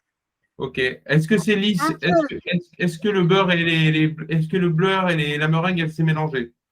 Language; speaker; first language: French; native; French